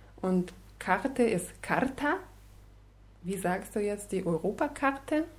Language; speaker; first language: German; non-native, fluent; Russian